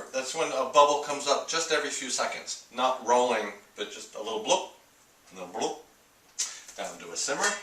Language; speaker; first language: English; native; English